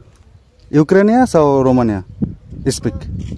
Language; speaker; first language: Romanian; non-native, learner; Bangla